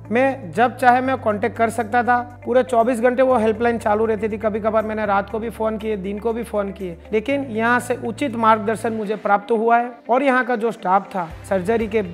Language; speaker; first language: Hindi; non-native, local second language; Gujarati